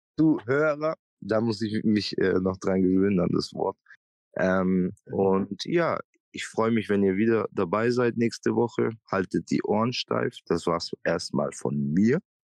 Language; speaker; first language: German; native; German